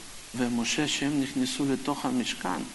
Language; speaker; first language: Hebrew; non-native, fluent; Russian